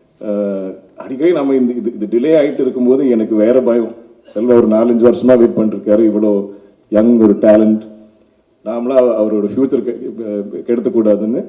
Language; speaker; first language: Tamil; non-native, local second language; Malayalam